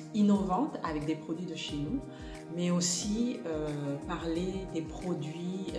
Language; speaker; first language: French; non-native, local second language; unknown